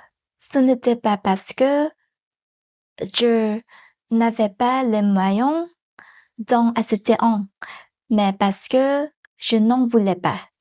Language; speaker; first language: French; non-native, learner; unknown